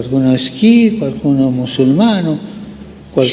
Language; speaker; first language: Italian; non-native, fluent; Spanish